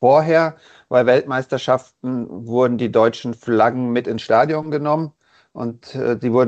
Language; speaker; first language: German; native; German